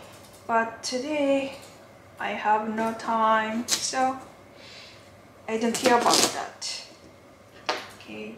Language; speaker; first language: English; non-native, learner; Japanese